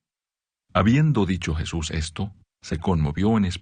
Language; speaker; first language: Spanish; native; Spanish